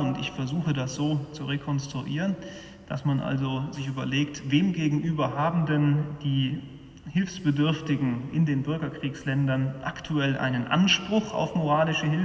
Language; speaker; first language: German; native; German